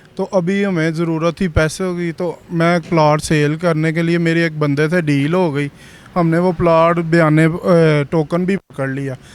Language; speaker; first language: Urdu; non-native, local second language; Punjabi